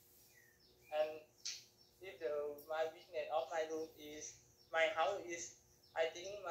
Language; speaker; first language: English; non-native, learner; Thai